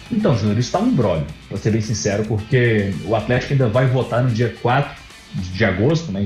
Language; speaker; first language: Portuguese; native; Portuguese